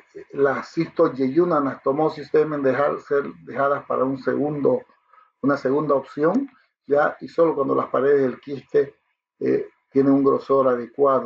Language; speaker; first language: Spanish; native; Spanish